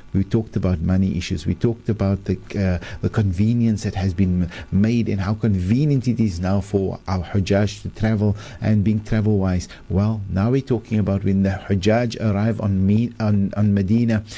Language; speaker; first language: English; native; English